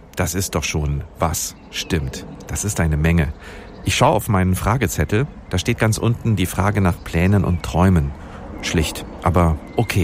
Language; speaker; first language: German; native; German